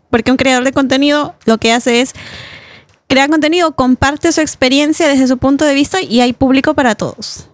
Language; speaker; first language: Spanish; native; Spanish